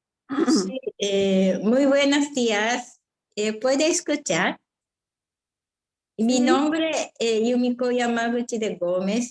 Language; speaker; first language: Spanish; non-native, fluent; Japanese